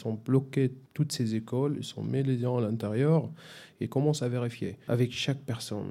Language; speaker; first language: French; non-native, fluent; Arabic